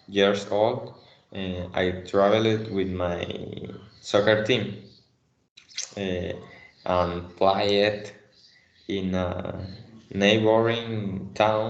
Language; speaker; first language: English; non-native, learner; Spanish